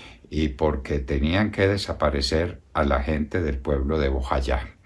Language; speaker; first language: Spanish; native; Spanish